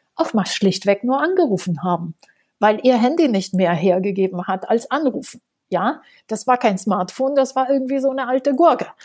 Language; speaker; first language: German; non-native, fluent; Romanian